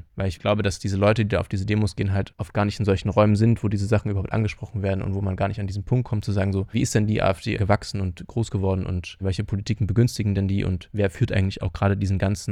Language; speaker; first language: German; native; German